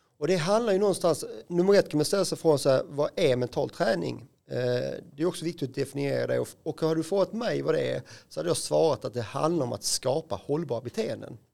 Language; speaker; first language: Swedish; native; Swedish